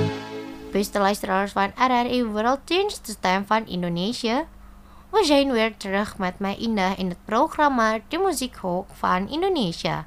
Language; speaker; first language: Dutch; non-native, fluent; Indonesian